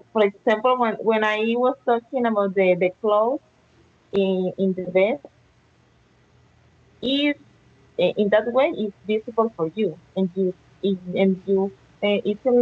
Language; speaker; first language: English; non-native, learner; Spanish